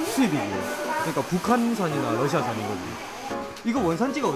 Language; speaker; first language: Korean; native; Korean